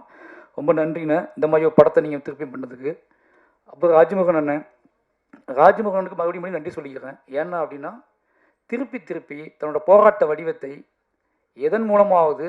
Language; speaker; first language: Tamil; native; Tamil